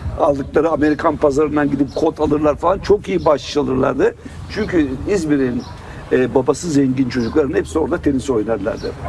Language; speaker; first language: Turkish; native; Turkish